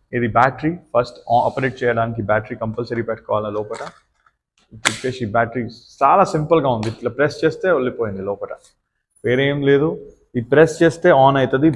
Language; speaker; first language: Telugu; non-native, learner; Gujarati